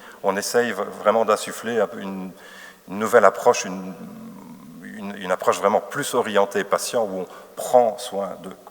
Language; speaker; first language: French; native; French